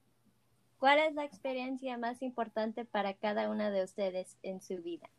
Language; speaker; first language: Spanish; early bilingual, heritage; Spanish